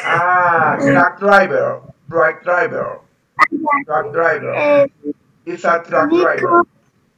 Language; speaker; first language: English; non-native, learner; Spanish